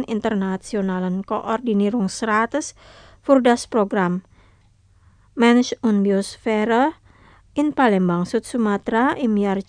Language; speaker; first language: German; non-native, fluent; Indonesian